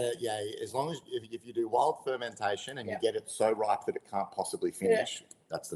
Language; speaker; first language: English; native; English